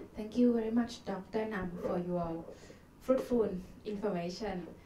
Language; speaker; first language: English; non-native, fluent; Thai